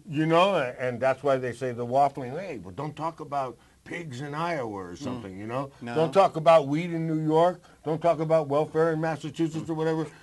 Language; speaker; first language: English; native; English